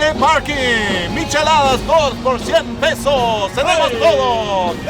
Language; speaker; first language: Spanish; non-native, learner; English